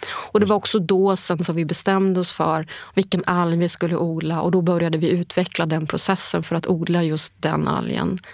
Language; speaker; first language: Swedish; early bilingual, heritage; Swedish